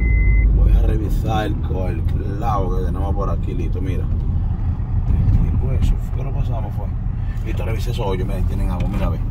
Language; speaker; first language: Spanish; native; Spanish